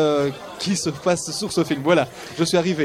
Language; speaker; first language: French; native; French